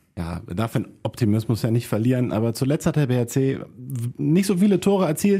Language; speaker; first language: German; native; German